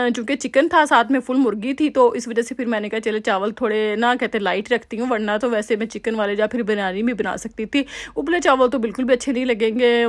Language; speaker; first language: Urdu; native; Urdu